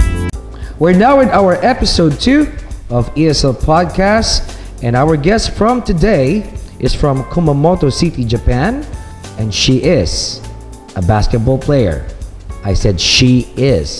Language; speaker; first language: English; non-native, local second language; Filipino